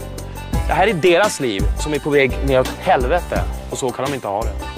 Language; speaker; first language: Swedish; native; Swedish